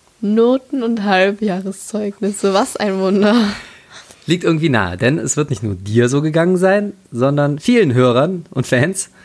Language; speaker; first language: German; native; German